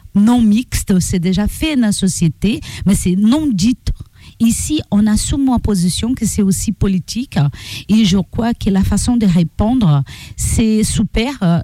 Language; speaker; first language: French; non-native, learner; Portuguese